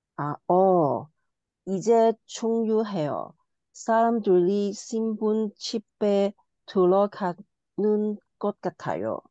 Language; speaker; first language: Korean; non-native, learner; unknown